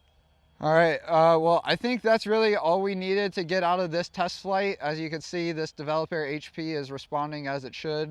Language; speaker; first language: English; native; English